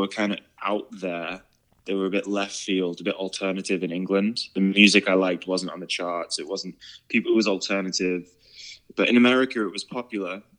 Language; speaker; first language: English; native; English